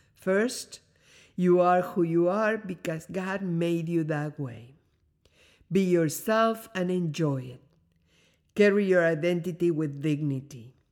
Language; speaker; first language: English; non-native, fluent; Spanish